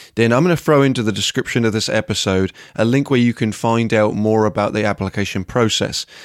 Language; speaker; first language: English; native; English